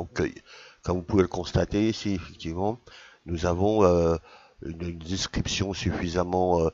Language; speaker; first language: French; native; French